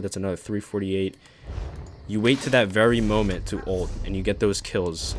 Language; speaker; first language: English; native; English